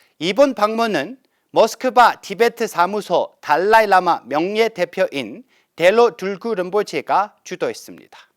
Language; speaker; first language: Korean; non-native, fluent; Tibetan